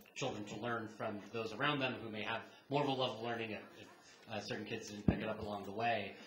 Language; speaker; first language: English; native; English